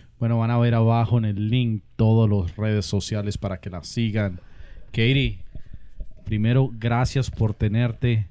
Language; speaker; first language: Spanish; native; Spanish